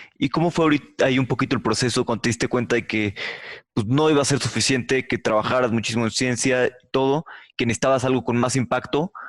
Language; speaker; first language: Spanish; native; Spanish